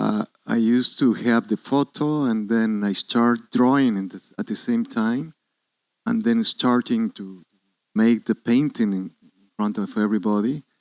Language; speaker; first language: English; non-native, learner; Spanish